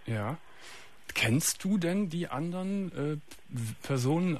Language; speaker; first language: German; native; German